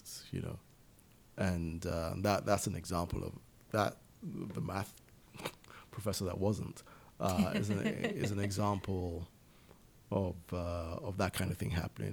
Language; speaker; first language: English; native; English